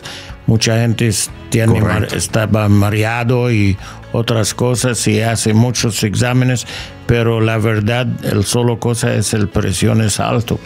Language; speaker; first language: Spanish; non-native, learner; English